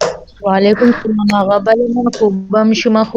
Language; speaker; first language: Persian; non-native, learner; Urdu